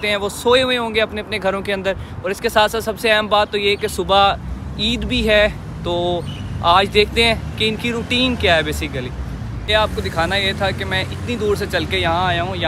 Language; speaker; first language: Urdu; non-native, local second language; Punjabi